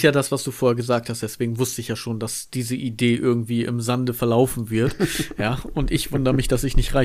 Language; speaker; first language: German; native; German